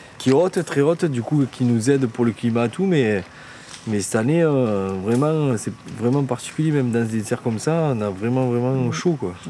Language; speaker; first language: French; native; French